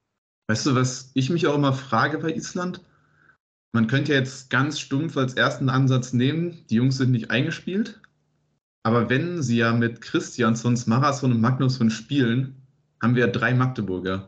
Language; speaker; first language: German; native; German